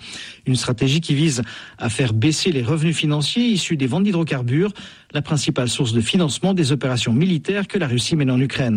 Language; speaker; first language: French; native; French